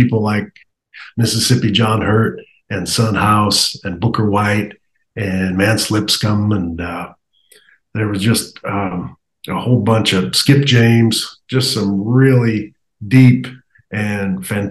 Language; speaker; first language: English; native; English